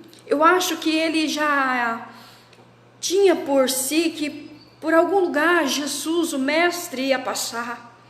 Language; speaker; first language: Portuguese; native; Portuguese